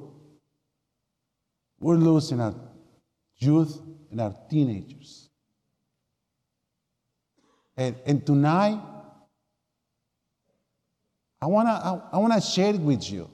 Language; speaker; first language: English; non-native, fluent; Spanish